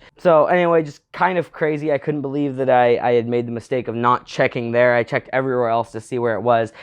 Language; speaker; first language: English; native; English